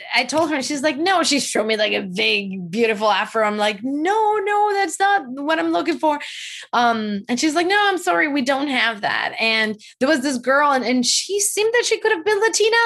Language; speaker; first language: English; non-native, fluent; Spanish